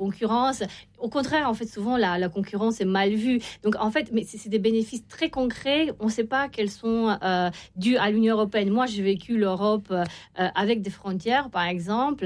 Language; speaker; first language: French; non-native, fluent; Romanian